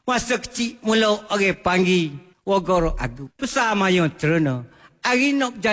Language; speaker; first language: Malay; native; Malay